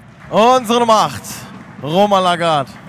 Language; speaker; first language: German; native; German